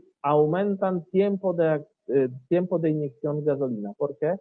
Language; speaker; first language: Spanish; non-native, learner; Polish